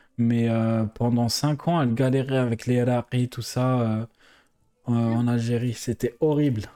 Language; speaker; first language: French; non-native, local second language; Arabic